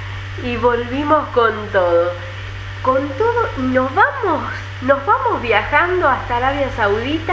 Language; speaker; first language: Spanish; native; Spanish